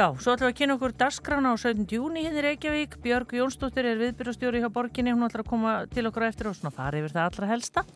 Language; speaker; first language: Icelandic; native; Icelandic